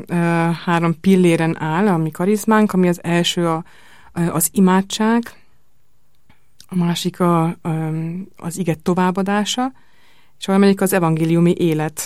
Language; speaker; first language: Hungarian; native; Hungarian